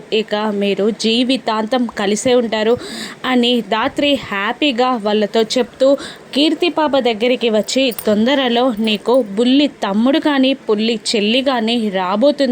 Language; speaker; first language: Telugu; native; Telugu